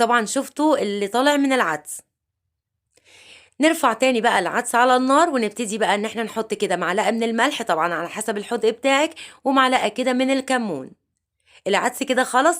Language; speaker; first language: Arabic; native; Arabic